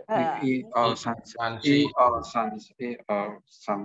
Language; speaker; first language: Chinese; non-native, learner; Indonesian